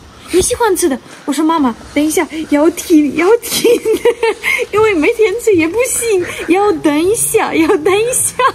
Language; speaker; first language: Chinese; non-native, learner; Ukrainian